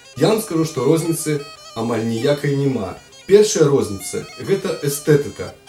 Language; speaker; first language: Belarusian; native; Belarusian